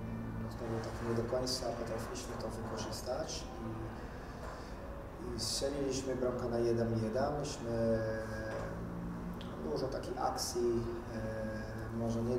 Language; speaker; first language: Polish; non-native, fluent; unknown